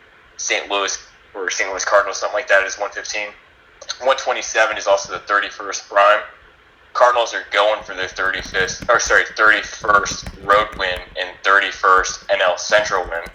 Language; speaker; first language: English; native; English